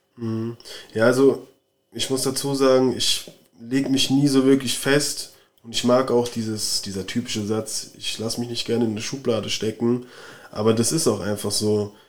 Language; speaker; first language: German; native; German